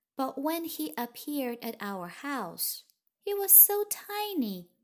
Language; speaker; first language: English; non-native, fluent; Russian